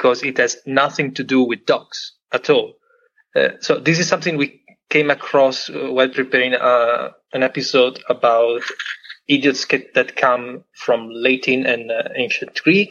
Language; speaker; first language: English; non-native, fluent; Italian